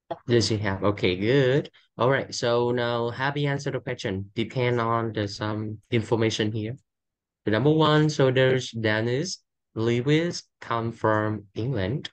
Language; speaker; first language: English; non-native, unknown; Vietnamese